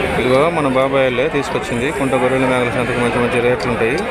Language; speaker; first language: Telugu; native; Telugu